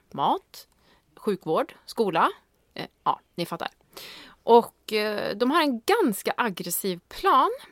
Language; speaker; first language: Swedish; native; Swedish